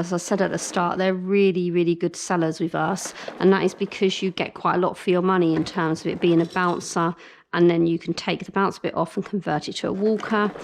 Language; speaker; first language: English; native; English